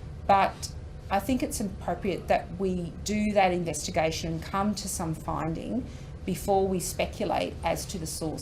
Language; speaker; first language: English; native; English